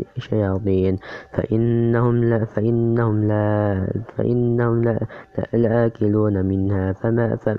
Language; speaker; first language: Arabic; non-native, learner; Indonesian